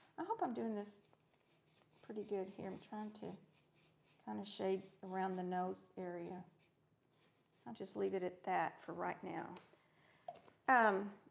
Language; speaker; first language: English; early bilingual, other home language; Spanish